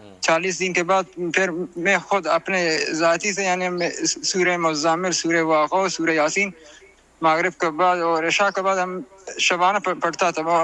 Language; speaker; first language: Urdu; non-native, learner; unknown